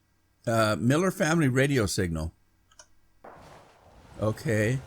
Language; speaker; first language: English; native; English